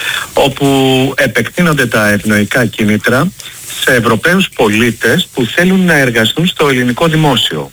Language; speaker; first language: Greek; native; Greek